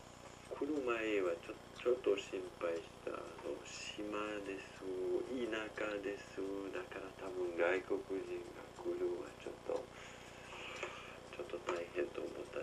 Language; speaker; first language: Japanese; non-native, learner; French